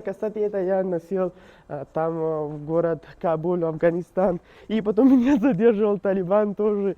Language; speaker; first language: Russian; non-native, learner; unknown